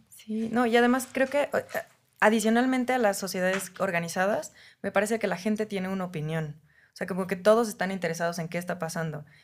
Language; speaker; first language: Spanish; native; Spanish